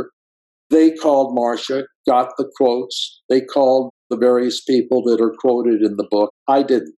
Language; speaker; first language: English; native; English